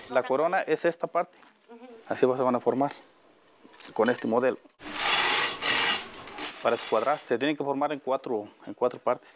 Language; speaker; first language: Spanish; native; Spanish